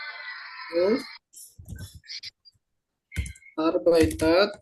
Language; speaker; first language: German; non-native, fluent; Indonesian